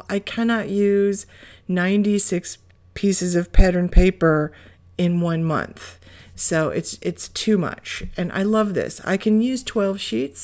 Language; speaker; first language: English; native; English